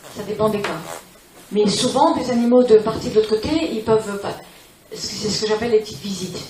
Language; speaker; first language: French; non-native, fluent; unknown